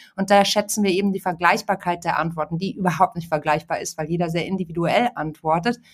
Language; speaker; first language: German; native; German